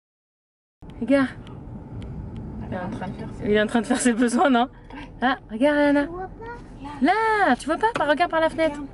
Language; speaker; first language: French; native; French